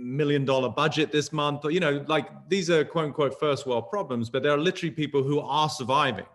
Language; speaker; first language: English; native; English